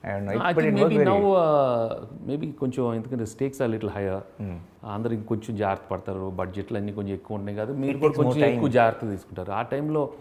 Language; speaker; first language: Telugu; native; Telugu